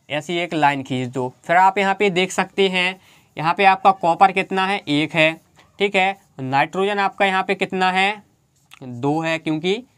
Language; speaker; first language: Hindi; native; Hindi